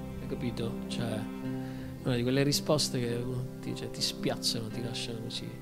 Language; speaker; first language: Italian; native; Italian